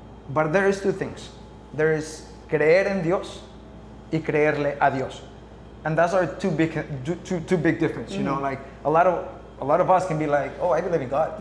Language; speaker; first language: English; non-native, fluent; Spanish